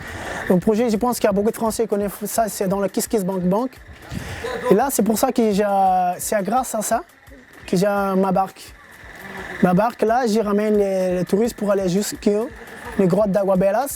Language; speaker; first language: French; non-native, learner; Kabuverdianu